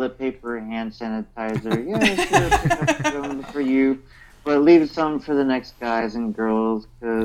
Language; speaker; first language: English; native; English